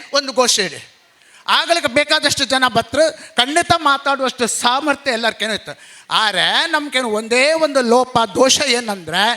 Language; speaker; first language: Kannada; native; Kannada